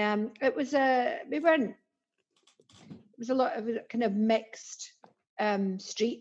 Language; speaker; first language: English; native; English